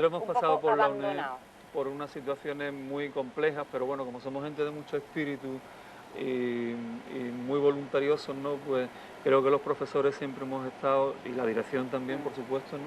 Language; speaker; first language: Spanish; native; Spanish